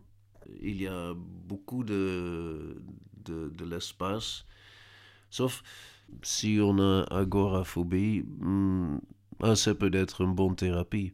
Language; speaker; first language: French; non-native, learner; Dutch